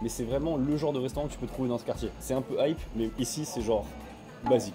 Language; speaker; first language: French; native; French